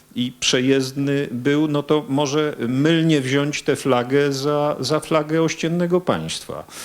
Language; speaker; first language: Polish; native; Polish